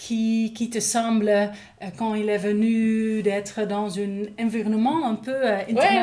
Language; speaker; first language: French; non-native, learner; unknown